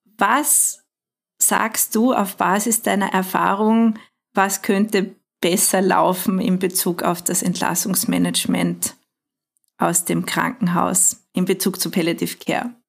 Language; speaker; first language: German; native; German